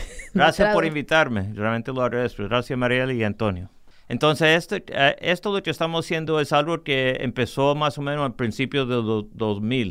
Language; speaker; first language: Spanish; early bilingual, heritage; English